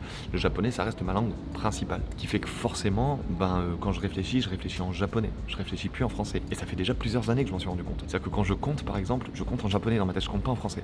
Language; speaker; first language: French; native; French